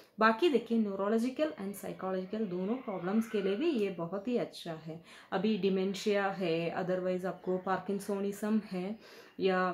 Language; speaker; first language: Hindi; non-native, local second language; Kannada